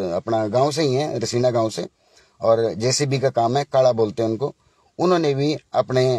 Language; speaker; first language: Hindi; native; Hindi